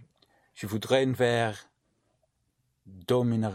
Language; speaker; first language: French; non-native, learner; English